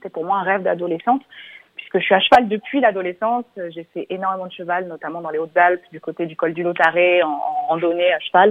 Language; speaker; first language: French; native; French